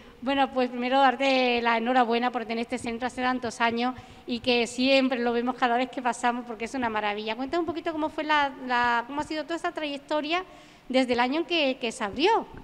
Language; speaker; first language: Spanish; native; Spanish